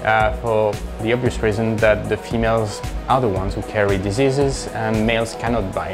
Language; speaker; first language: English; non-native, fluent; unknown